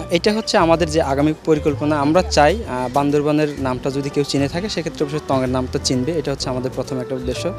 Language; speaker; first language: Bangla; non-native, local second language; Chakma